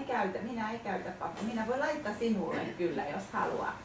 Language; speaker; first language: Finnish; non-native, learner; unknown